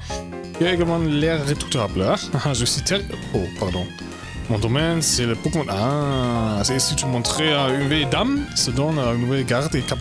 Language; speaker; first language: French; non-native, learner; German